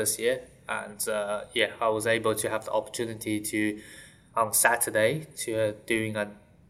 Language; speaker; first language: English; non-native, fluent; Chinese